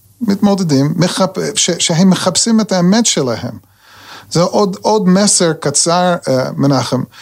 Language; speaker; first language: Hebrew; non-native, fluent; English